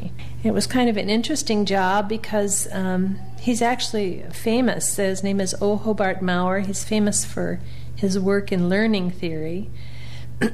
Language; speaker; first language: English; native; English